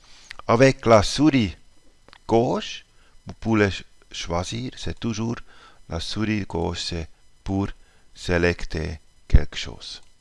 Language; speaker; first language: French; non-native, local second language; German